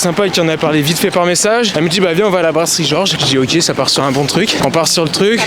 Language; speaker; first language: French; native; French